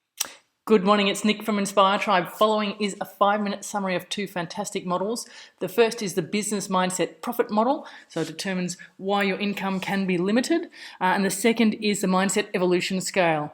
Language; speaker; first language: English; native; English